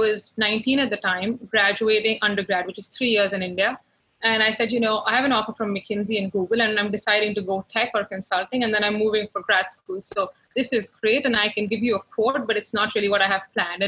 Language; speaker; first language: English; non-native, local second language; Hindi